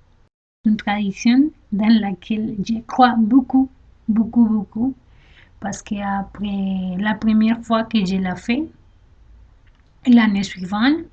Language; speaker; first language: French; non-native, learner; Spanish